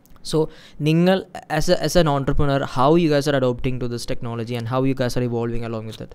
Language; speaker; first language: English; non-native, local second language; Malayalam